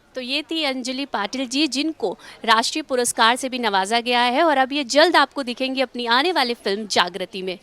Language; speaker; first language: Hindi; native; Hindi